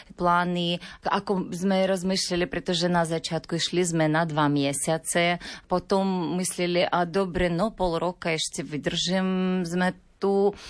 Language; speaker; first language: Slovak; non-native, learner; Ukrainian